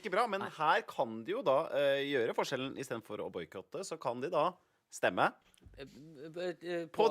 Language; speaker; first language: Norwegian; native; Norwegian